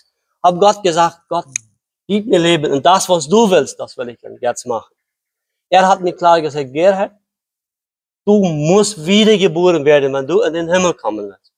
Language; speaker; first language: German; early bilingual, heritage; Low German